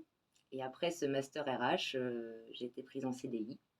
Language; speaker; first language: French; native; French